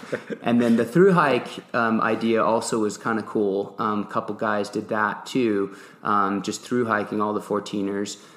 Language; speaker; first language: English; early bilingual, other home language; French